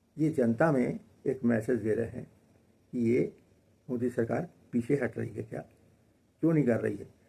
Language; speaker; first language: Hindi; native; Hindi